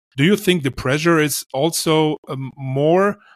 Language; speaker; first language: English; non-native, fluent; German